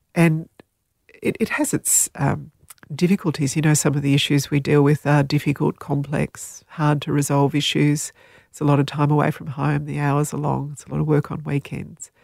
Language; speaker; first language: English; non-native, local second language; Slovenian